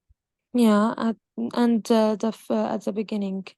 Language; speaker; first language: English; non-native, learner; Arabic